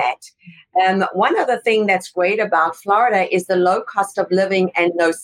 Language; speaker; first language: English; native; English